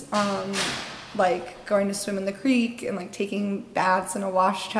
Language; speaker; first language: English; native; English